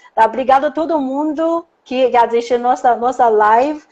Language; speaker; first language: Portuguese; non-native, fluent; Chinese